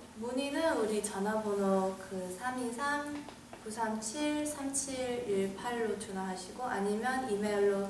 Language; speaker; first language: Korean; early bilingual, heritage; Korean